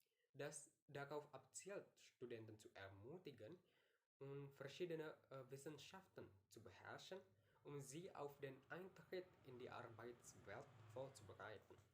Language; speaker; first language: German; non-native, learner; Indonesian